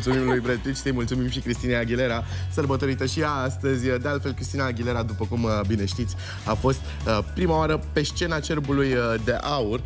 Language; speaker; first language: Romanian; native; Romanian